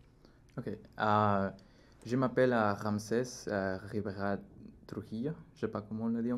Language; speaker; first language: French; non-native, learner; Spanish